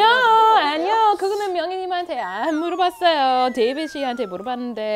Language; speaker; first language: Korean; non-native, learner; English